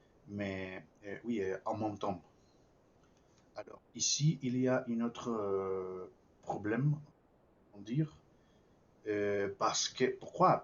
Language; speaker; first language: French; non-native, fluent; Spanish